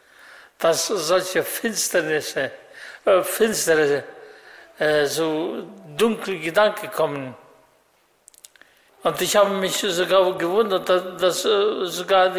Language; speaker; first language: German; non-native, fluent; Russian